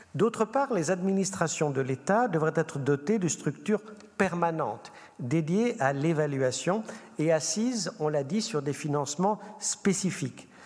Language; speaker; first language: French; native; French